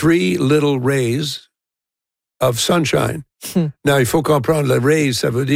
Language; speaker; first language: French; non-native, local second language; English